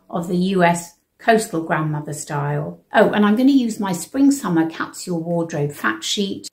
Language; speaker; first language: English; native; English